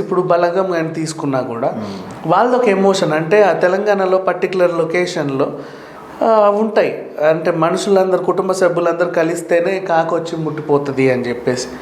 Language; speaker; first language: Telugu; native; Telugu